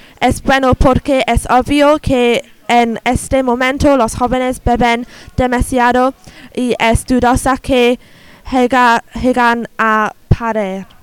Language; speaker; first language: Spanish; non-native, learner; English